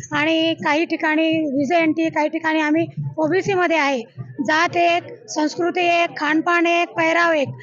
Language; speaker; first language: Marathi; non-native, local second language; Lambadi